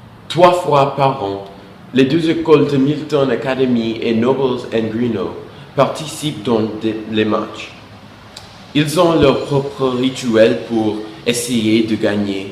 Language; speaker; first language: French; non-native, learner; English